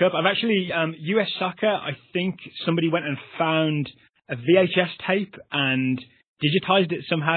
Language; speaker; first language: English; native; English